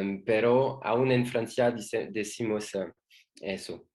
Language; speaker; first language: Spanish; non-native, learner; French